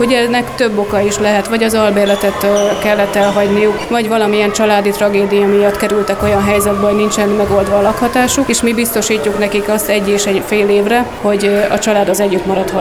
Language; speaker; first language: Hungarian; native; Hungarian